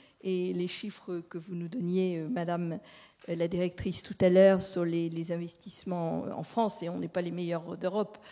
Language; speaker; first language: French; native; French